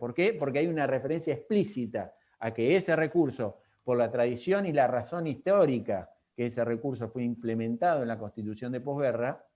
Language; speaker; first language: Spanish; native; Spanish